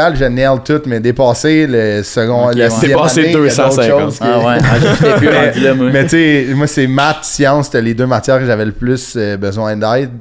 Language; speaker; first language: French; native; French